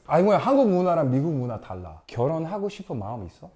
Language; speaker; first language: Korean; early bilingual, other home language; English